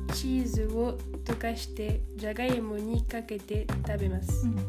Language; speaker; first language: Japanese; non-native, learner; French